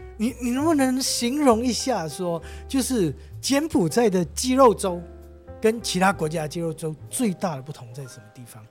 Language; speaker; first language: Chinese; native; Chinese